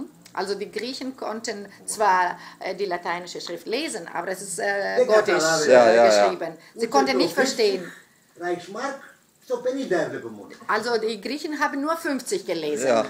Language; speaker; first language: German; non-native, fluent; Greek